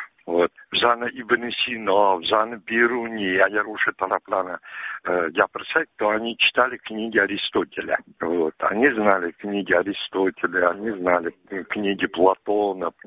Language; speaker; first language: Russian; non-native, local second language; Uzbek